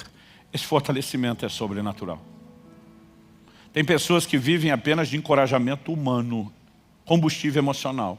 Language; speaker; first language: Portuguese; native; Portuguese